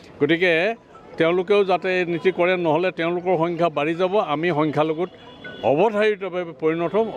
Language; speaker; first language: Assamese; native; Assamese